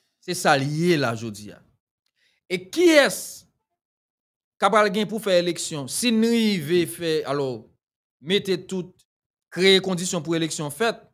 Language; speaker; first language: French; non-native, local second language; Haitian Creole